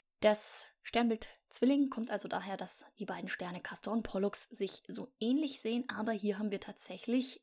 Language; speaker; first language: German; native; German